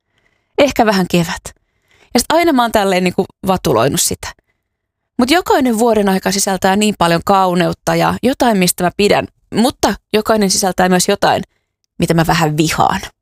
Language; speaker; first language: Finnish; native; Finnish